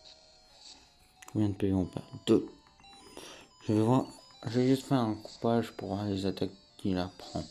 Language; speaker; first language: French; native; French